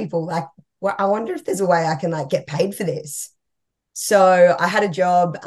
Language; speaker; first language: English; native; English